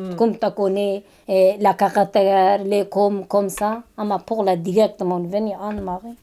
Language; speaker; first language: French; non-native, learner; Kurdish